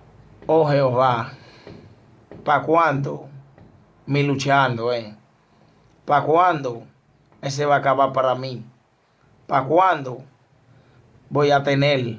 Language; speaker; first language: Spanish; non-native, learner; Haitian Creole